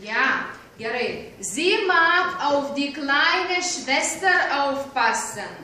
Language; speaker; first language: German; non-native, fluent; Lithuanian